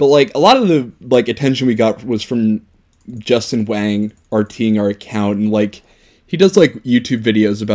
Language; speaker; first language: English; native; English